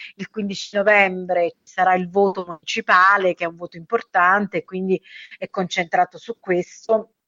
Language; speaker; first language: Italian; native; Italian